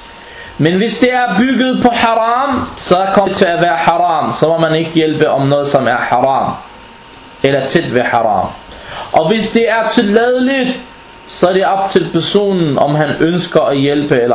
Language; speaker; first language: Danish; non-native, fluent; Arabic